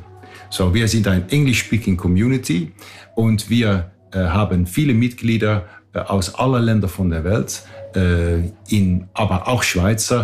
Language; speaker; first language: German; non-native, fluent; Dutch